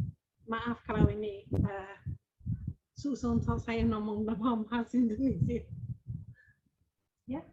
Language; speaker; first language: Indonesian; non-native, fluent; English